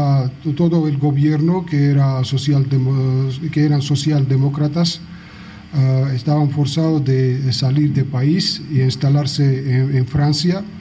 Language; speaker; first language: Spanish; non-native, fluent; Georgian